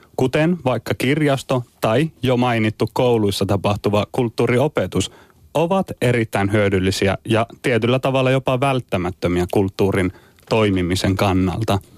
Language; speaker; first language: Finnish; native; Finnish